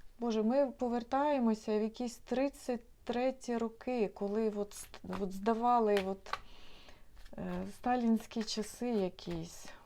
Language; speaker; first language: Ukrainian; non-native, local second language; Russian